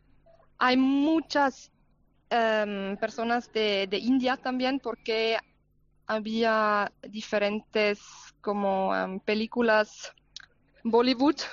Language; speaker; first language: Spanish; non-native, fluent; German